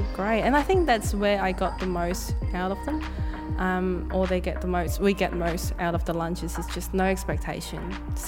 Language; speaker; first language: English; non-native, local second language; Cantonese